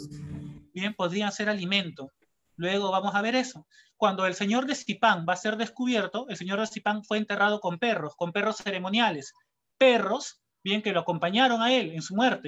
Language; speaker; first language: Spanish; native; Spanish